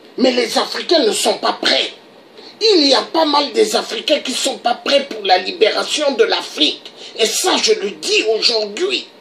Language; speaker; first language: French; non-native, local second language; Lingala